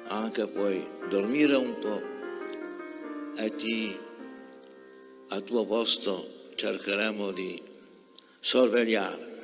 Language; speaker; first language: Italian; non-native, fluent; Polish